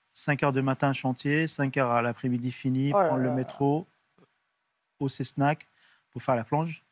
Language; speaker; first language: French; non-native, fluent; Arabic